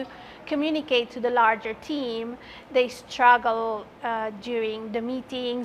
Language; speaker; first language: English; non-native, fluent; Spanish